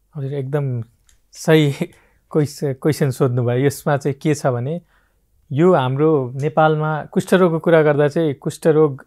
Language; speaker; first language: Nepali; native; Nepali